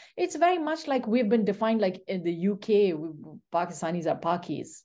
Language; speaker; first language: English; non-native, local second language; Pashto